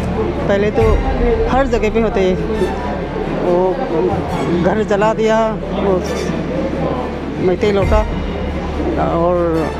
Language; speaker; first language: Hindi; non-native, learner; Manipuri